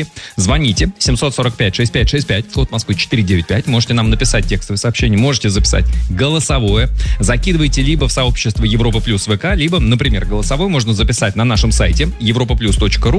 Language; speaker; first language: Russian; native; Russian